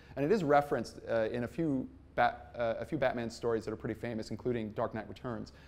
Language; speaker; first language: English; native; English